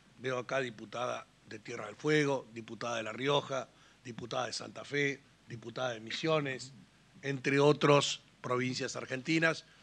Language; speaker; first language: Spanish; native; Spanish